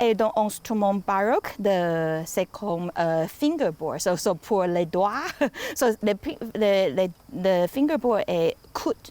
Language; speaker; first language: French; non-native, learner; Chinese